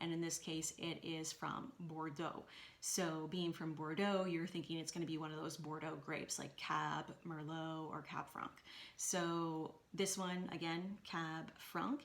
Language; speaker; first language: English; native; English